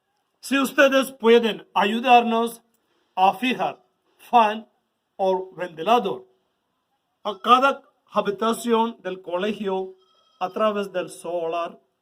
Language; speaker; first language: Spanish; non-native, learner; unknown